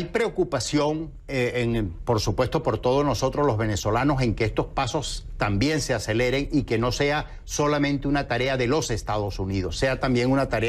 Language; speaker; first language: Spanish; native; Spanish